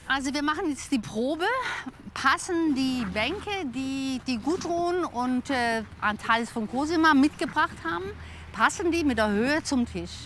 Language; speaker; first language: German; native; German